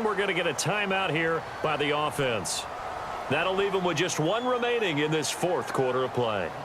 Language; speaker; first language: English; native; English